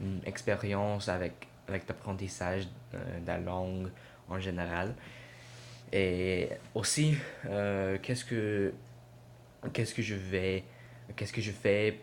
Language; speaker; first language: French; non-native, learner; English